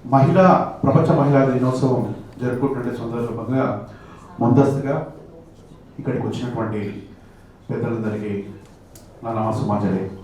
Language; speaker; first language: Telugu; native; Telugu